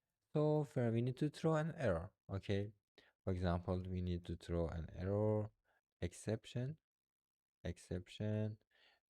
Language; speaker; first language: English; non-native, fluent; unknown